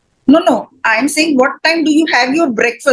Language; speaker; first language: English; non-native, fluent; Hindi